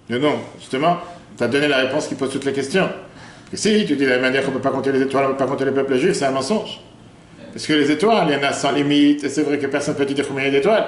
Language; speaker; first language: French; native; French